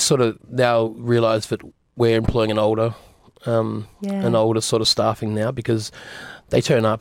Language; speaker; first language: English; native; English